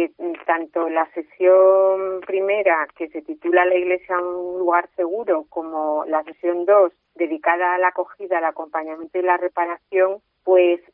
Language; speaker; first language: Spanish; native; Spanish